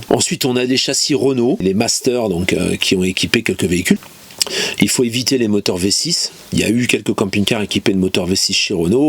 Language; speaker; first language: French; native; French